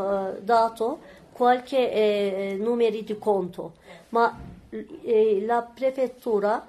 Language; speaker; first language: Italian; non-native, learner; Turkish